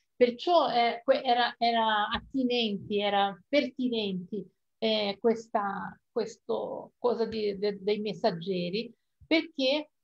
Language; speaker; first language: Italian; non-native, fluent; Portuguese